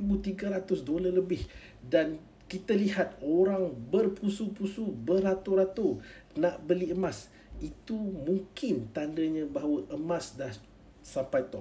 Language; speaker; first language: Malay; native; Malay